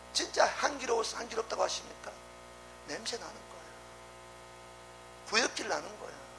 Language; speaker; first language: Korean; native; Korean